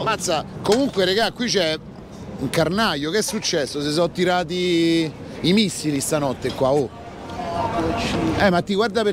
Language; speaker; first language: Italian; native; Italian